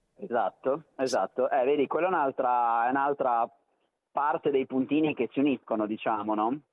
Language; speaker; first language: Italian; native; Italian